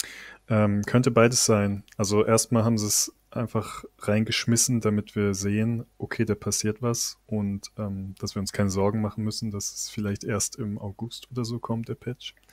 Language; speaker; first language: German; native; German